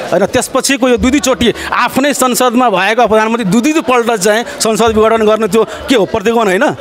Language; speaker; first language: Nepali; non-native, local second language; Maithili